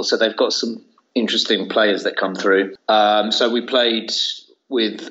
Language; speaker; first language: English; native; English